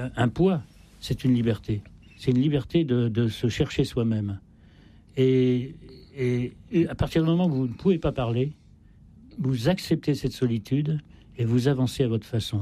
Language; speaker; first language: French; native; French